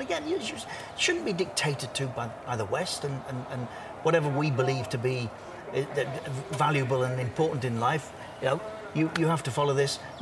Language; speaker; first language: English; native; English